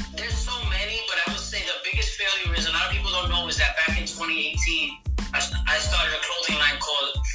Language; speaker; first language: English; native; English